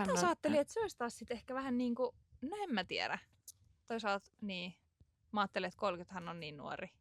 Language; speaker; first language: Finnish; native; Finnish